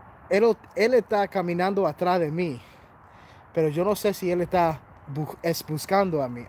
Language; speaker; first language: Spanish; non-native, learner; English